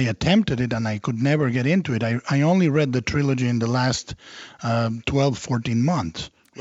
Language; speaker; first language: English; non-native, fluent; Spanish